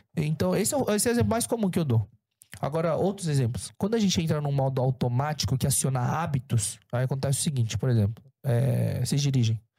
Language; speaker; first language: Portuguese; early bilingual, other home language; Korean